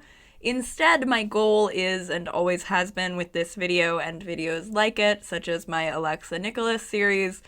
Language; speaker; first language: English; native; English